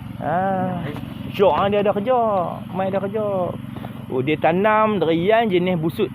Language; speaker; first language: Malay; native; Malay